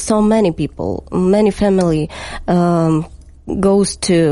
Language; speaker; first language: English; non-native, learner; Ukrainian